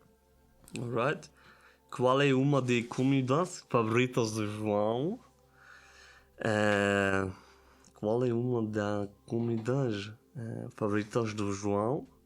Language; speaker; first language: Portuguese; non-native, learner; German